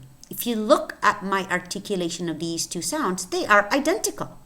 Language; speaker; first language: English; non-native, fluent; Spanish